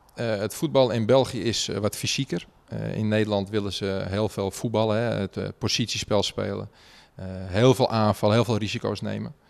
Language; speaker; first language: Dutch; native; Dutch